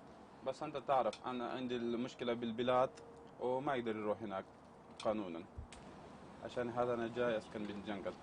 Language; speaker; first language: Arabic; non-native, learner; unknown